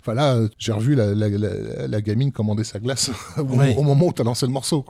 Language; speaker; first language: French; native; French